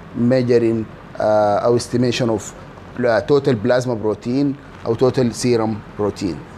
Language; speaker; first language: English; non-native, fluent; Arabic